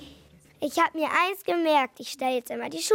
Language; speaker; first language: German; native; German